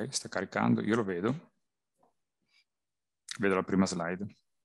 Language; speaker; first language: Italian; native; Italian